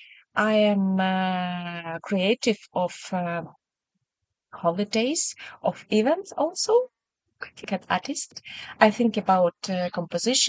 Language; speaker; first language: English; non-native, learner; Ukrainian